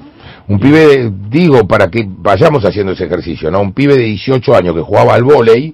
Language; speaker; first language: Spanish; native; Spanish